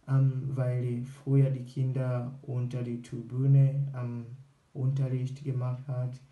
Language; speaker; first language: German; non-native, learner; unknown